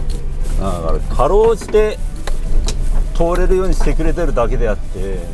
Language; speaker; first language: Japanese; native; Japanese